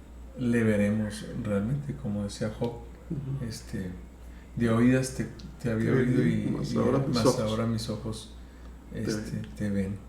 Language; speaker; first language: Spanish; native; Spanish